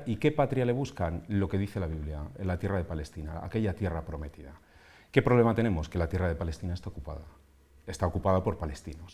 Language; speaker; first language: Spanish; native; Spanish